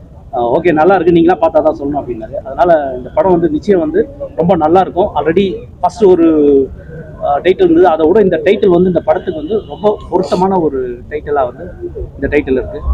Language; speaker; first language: Tamil; native; Tamil